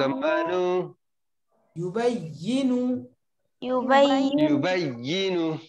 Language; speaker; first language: Arabic; non-native, learner; Bangla